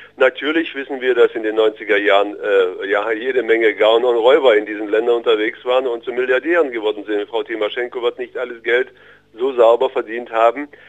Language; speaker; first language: German; early bilingual, other home language; Russian